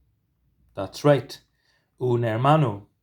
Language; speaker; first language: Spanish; non-native, fluent; English